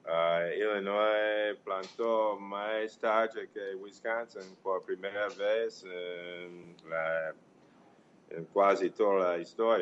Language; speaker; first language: Portuguese; non-native, learner; English